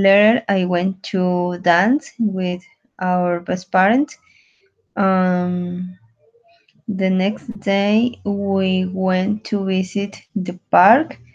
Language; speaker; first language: English; non-native, learner; Spanish